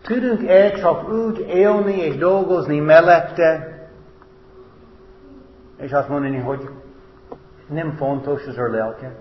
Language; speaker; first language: Hungarian; non-native, fluent; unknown